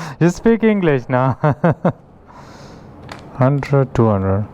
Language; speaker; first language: English; non-native, local second language; Urdu